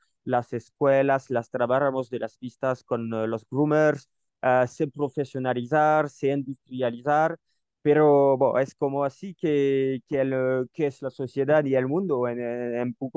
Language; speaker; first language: Spanish; non-native, learner; French